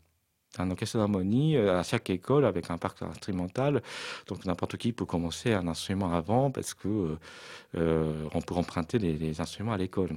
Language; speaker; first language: French; non-native, fluent; Japanese